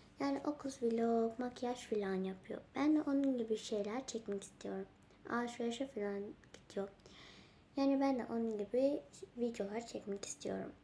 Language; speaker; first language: Turkish; early bilingual, heritage; Turkmen